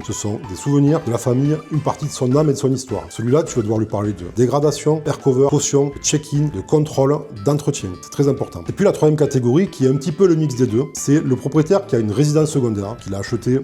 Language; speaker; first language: French; native; French